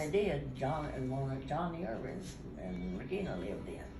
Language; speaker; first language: English; native; English